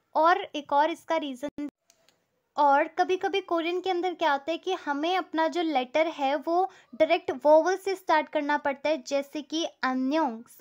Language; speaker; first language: Hindi; native; Hindi